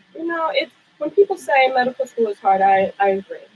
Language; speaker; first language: English; native; English